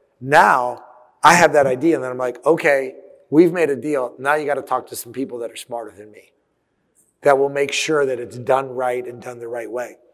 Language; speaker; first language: English; early bilingual, other home language; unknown